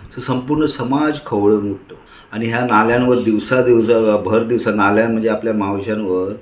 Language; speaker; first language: Marathi; native; Marathi